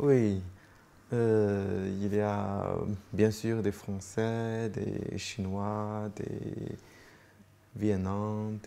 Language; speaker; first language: French; non-native, fluent; Chinese